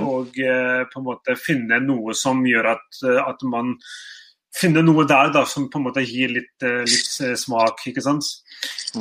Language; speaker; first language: Norwegian; early bilingual, other home language; Urdu